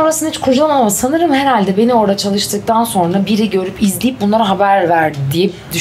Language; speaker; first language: Turkish; native; Turkish